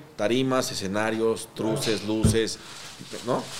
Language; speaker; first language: Spanish; native; Spanish